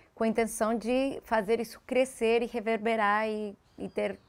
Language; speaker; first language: Portuguese; early bilingual, heritage; Spanish